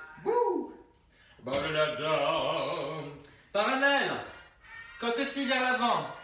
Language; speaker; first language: French; native; French